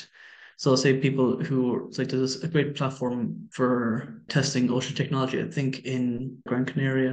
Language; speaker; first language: English; native; English